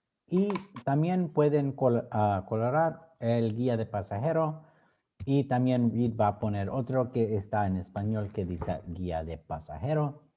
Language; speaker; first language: Spanish; early bilingual, other home language; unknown